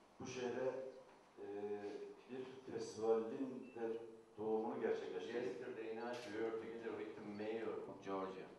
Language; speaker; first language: Turkish; non-native, fluent; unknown